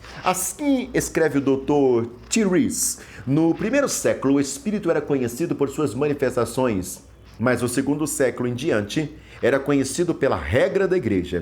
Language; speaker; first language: Portuguese; native; Portuguese